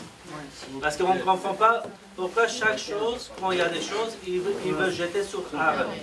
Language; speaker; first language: French; non-native, fluent; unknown